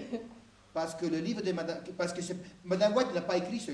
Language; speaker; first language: French; native; French